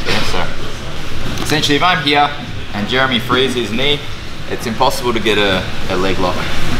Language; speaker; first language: English; native; English